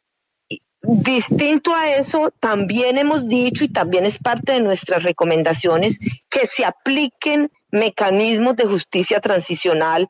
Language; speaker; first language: Spanish; native; Spanish